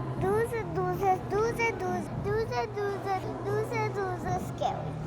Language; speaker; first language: Ukrainian; early bilingual, heritage; Ukrainian